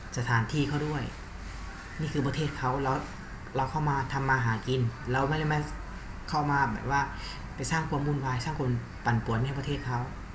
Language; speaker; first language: Thai; native; Thai